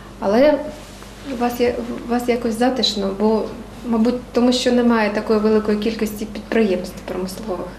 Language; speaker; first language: Ukrainian; non-native, local second language; Russian